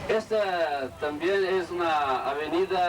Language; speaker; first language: Spanish; non-native, learner; Portuguese